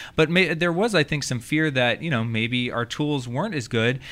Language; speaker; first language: English; native; English